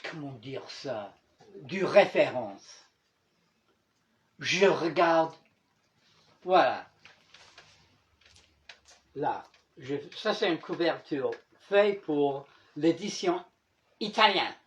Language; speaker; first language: French; non-native, fluent; English